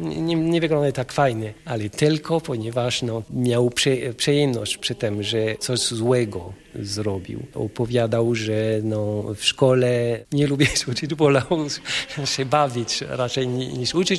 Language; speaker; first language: Polish; non-native, fluent; French